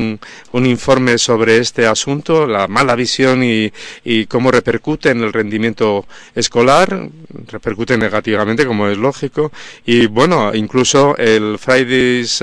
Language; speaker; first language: Spanish; native; Spanish